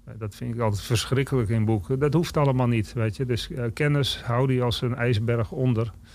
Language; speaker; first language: Dutch; native; Dutch